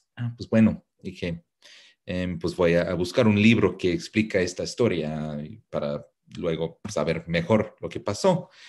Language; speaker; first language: Spanish; non-native, fluent; English